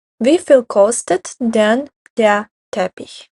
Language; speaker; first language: German; non-native, fluent; Ukrainian